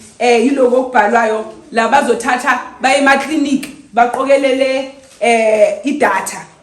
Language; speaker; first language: Zulu; native; Zulu